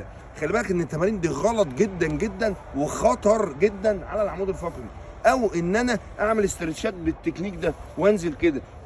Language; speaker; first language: Arabic; native; Arabic